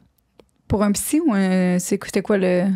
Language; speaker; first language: French; native; French